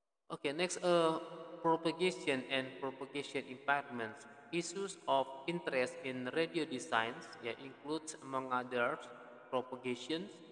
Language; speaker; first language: English; non-native, fluent; Indonesian